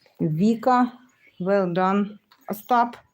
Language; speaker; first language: English; non-native, fluent; Ukrainian